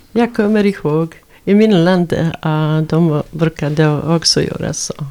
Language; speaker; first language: Swedish; non-native, fluent; Bosnian